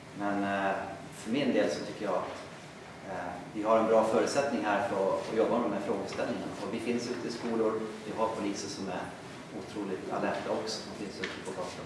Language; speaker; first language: Swedish; native; Swedish